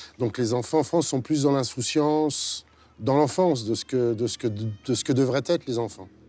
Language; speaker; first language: French; native; French